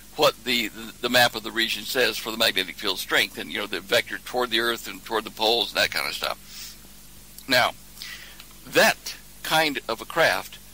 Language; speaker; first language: English; native; English